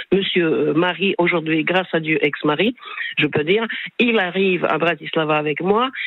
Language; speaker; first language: French; non-native, fluent; Slovak